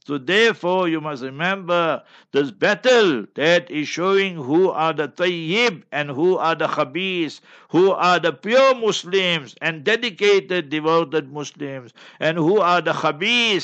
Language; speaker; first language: English; native; English